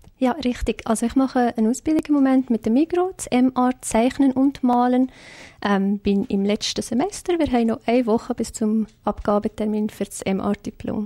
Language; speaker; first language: German; non-native, fluent; Afrikaans